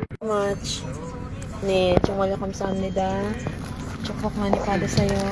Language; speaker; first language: Korean; non-native, learner; Filipino